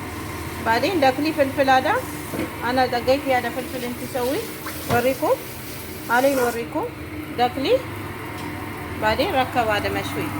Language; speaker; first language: Arabic; non-native, learner; Amharic